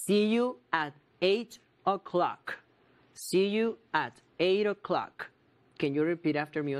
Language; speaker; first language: English; non-native, fluent; Spanish